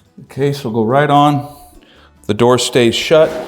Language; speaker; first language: English; native; English